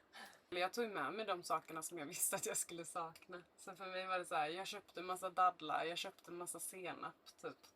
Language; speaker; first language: Swedish; native; Swedish